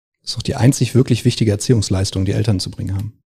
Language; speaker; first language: German; native; German